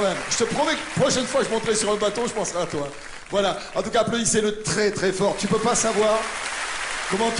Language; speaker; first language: French; native; French